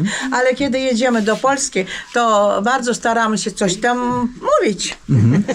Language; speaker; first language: Polish; non-native, learner; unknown